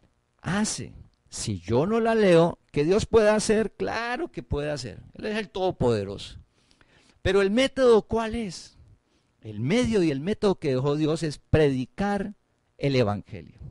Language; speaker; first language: Spanish; native; Spanish